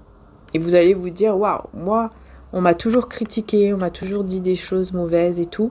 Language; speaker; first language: French; native; French